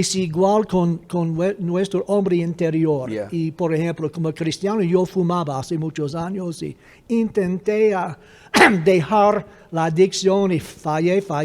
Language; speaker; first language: Spanish; non-native, fluent; English